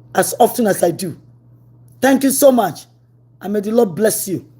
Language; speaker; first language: English; non-native, local second language; Yoruba